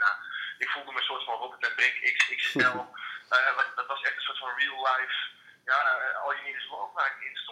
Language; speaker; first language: Dutch; native; Dutch